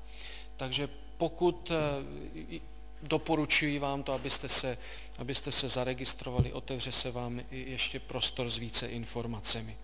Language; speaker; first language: Czech; native; Czech